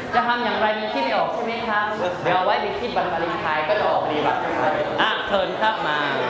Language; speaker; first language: Thai; native; Thai